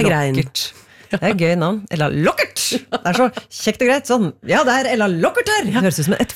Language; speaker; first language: Norwegian; native; Norwegian